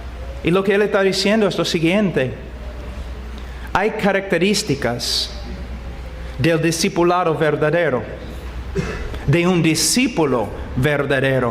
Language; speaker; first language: Spanish; non-native, fluent; English